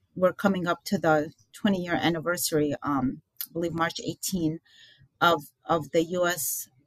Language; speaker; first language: English; early bilingual, other home language; Arabic